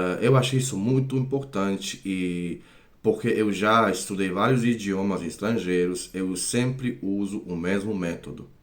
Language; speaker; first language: Portuguese; non-native, fluent; Croatian